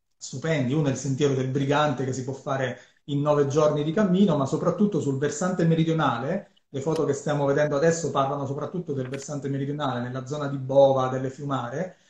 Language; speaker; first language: Italian; native; Italian